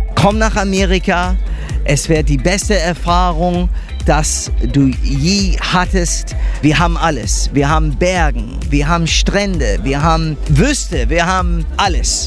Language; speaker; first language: German; non-native, fluent; English